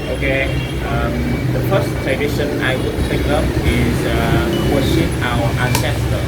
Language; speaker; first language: English; non-native, fluent; Vietnamese